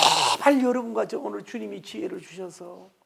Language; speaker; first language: Korean; native; Korean